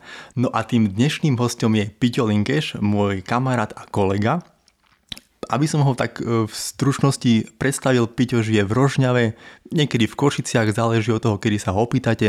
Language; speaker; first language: Slovak; native; Slovak